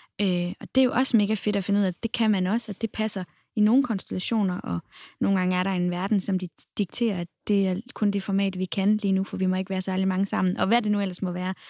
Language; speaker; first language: Danish; native; Danish